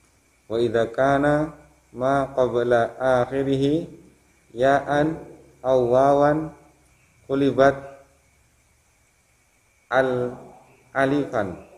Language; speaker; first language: Arabic; non-native, learner; Indonesian